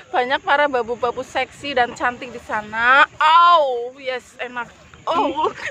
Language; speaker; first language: Indonesian; non-native, local second language; Javanese